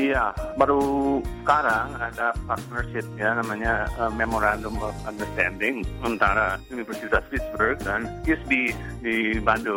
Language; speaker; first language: Indonesian; non-native, fluent; English